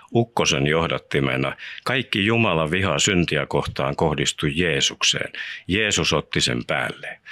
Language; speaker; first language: Finnish; native; Finnish